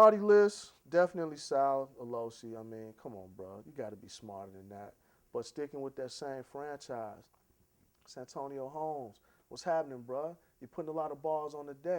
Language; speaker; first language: English; native; English